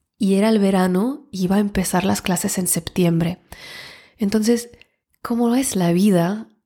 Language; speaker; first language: Spanish; non-native, fluent; French